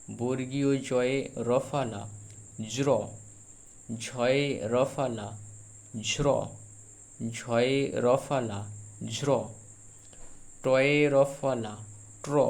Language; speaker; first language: Bangla; native; Bangla